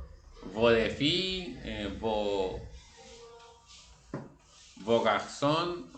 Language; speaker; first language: French; non-native, fluent; Spanish